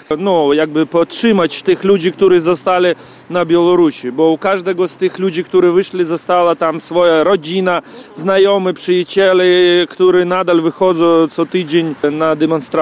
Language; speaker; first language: Polish; non-native, learner; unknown